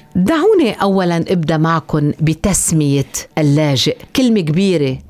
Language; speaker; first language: Arabic; native; Arabic